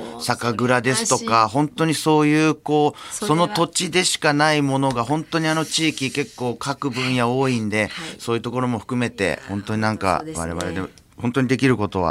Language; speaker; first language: Japanese; native; Japanese